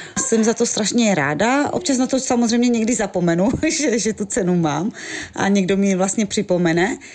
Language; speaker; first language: Czech; non-native, local second language; Romany